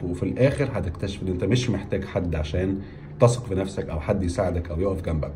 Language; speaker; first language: Arabic; native; Arabic